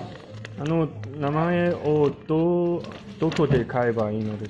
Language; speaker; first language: Japanese; non-native, learner; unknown